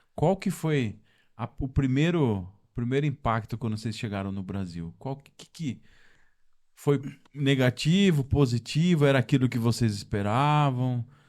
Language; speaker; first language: Portuguese; native; Portuguese